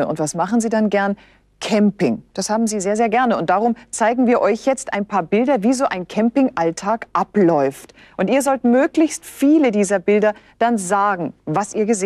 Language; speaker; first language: German; native; German